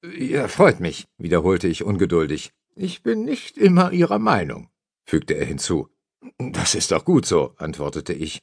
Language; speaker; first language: German; native; German